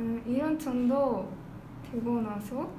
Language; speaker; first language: Korean; non-native, learner; Japanese